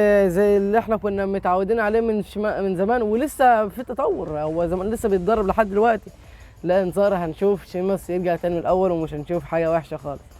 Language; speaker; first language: Arabic; native; Arabic